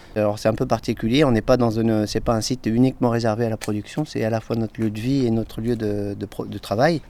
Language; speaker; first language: French; native; French